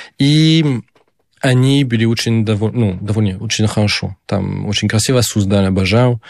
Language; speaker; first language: Russian; non-native, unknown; French